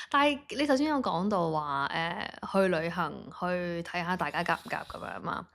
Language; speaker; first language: Cantonese; native; Cantonese